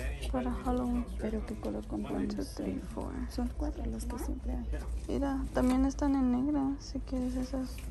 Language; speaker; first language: Spanish; early bilingual, heritage; Spanish